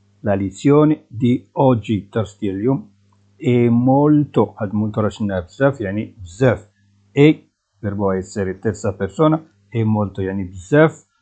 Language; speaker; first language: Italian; non-native, fluent; Arabic